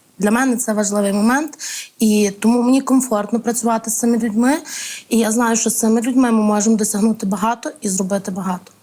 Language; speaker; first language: Ukrainian; native; Ukrainian